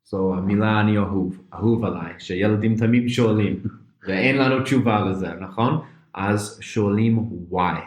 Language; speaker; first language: Hebrew; non-native, fluent; English